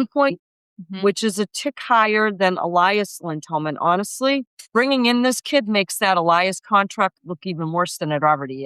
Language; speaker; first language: English; native; English